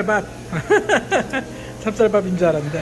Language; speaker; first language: Korean; native; Korean